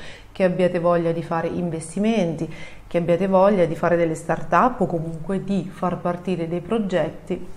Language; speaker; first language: Italian; native; Italian